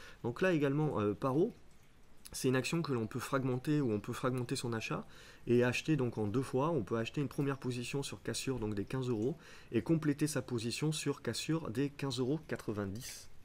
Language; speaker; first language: French; native; French